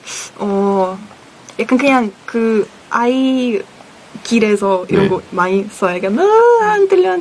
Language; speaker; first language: Korean; non-native, fluent; Russian